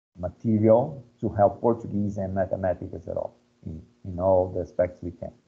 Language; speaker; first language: English; non-native, fluent; Portuguese